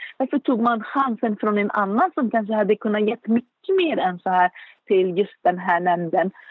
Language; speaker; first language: Swedish; non-native, fluent; Arabic